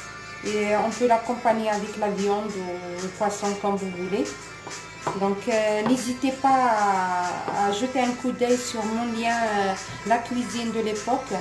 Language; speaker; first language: French; non-native, local second language; Arabic